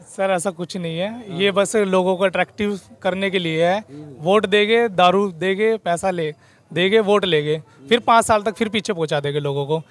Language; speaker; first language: Hindi; native; Hindi